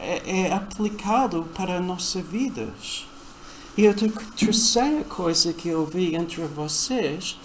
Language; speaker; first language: Portuguese; non-native, fluent; English